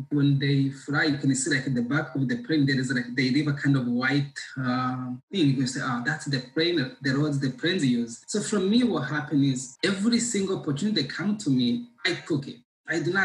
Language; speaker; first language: English; non-native, local second language; Kinyarwanda